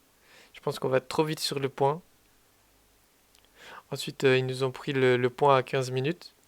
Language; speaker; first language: French; native; French